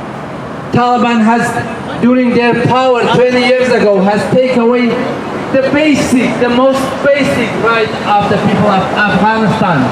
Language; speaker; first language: English; non-native, fluent; Persian